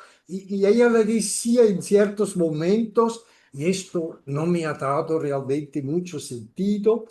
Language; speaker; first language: Spanish; non-native, fluent; German